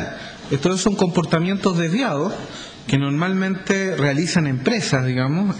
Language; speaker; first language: Spanish; native; Spanish